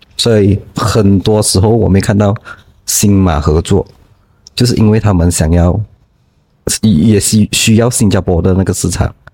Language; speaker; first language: Chinese; native; Chinese